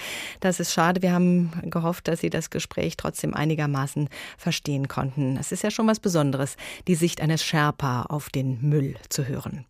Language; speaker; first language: German; native; German